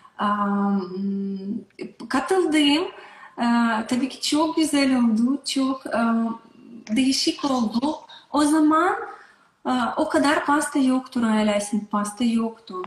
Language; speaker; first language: Turkish; non-native, learner; Russian